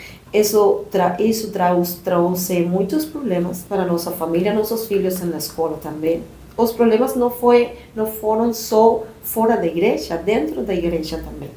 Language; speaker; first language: Portuguese; non-native, learner; Spanish